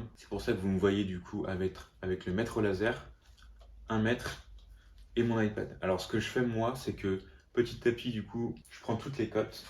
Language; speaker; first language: French; native; French